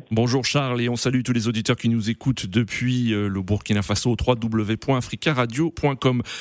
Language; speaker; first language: French; native; French